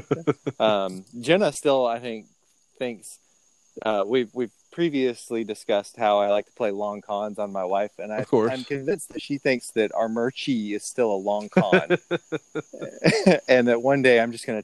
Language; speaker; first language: English; native; English